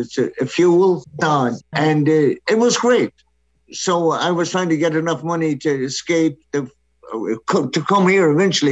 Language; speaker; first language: English; non-native, local second language; Irish